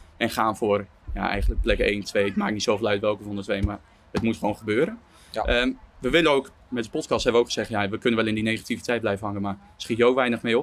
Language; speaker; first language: Dutch; native; Dutch